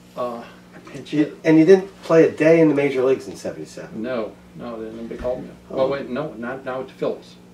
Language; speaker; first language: English; native; English